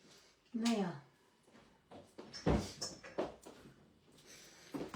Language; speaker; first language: German; non-native, learner; Cebuano